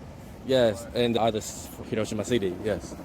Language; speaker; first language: English; non-native, learner; Japanese